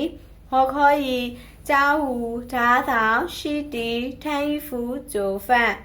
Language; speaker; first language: Chinese; non-native, learner; Burmese